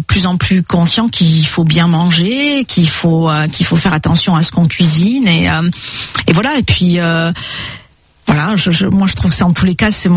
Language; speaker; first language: French; native; French